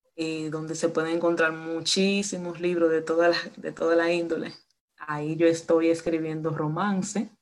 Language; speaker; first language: Spanish; native; Spanish